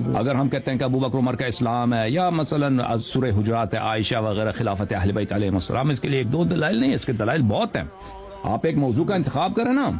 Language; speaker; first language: Urdu; non-native, fluent; Persian